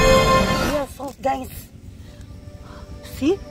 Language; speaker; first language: English; non-native, learner; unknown